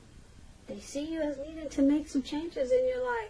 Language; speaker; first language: English; native; English